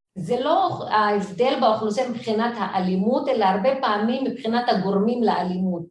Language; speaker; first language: Hebrew; non-native, local second language; Arabic